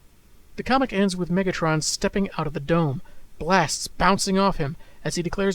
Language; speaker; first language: English; native; English